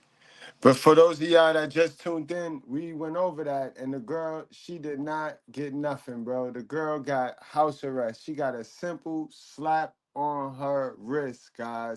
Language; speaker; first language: English; native; English